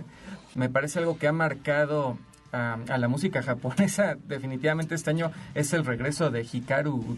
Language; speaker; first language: Spanish; native; Spanish